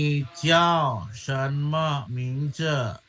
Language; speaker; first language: Chinese; non-native, fluent; Indonesian